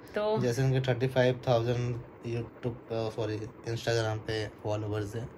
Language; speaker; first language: Hindi; native; Hindi